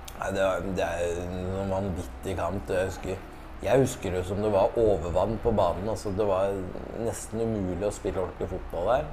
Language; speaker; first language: Norwegian; early bilingual, other home language; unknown